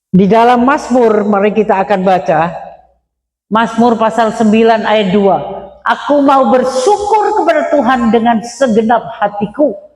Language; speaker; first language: Indonesian; non-native, local second language; Madurese